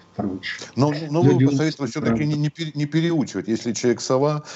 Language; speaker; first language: Russian; native; Russian